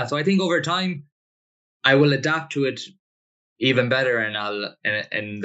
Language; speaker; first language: English; native; English